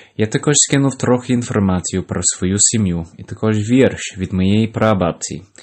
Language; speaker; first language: Ukrainian; non-native, learner; English